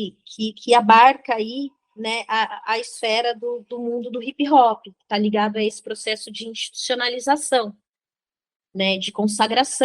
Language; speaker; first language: Portuguese; native; Portuguese